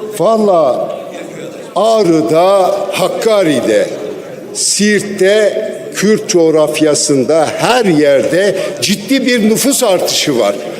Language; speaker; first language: Turkish; non-native, local second language; Kurdish